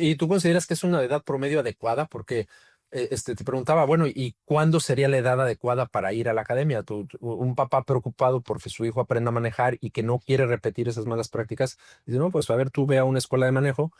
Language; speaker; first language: Spanish; native; Spanish